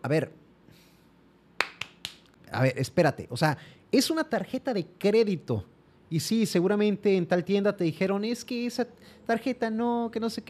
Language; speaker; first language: Spanish; native; Spanish